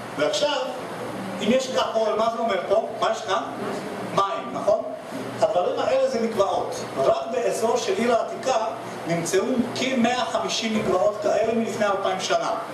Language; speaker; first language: Hebrew; non-native, fluent; Russian